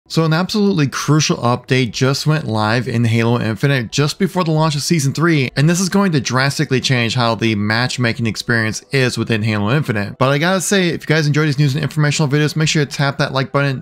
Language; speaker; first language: English; native; English